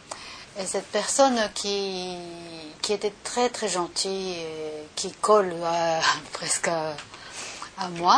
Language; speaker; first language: French; non-native, learner; Japanese